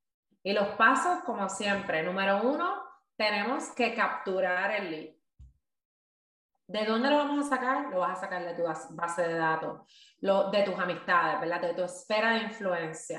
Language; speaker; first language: Spanish; native; Spanish